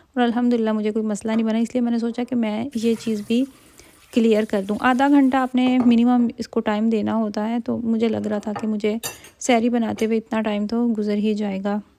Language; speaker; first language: Urdu; native; Urdu